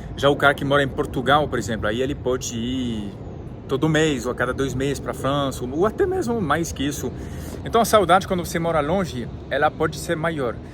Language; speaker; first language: Portuguese; non-native, fluent; French